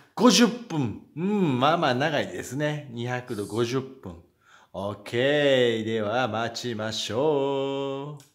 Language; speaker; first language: Japanese; native; Japanese